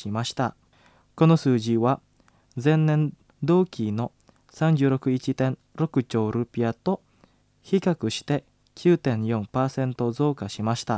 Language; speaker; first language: Japanese; non-native, fluent; Indonesian